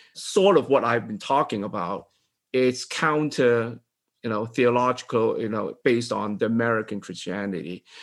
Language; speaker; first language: English; non-native, local second language; Cantonese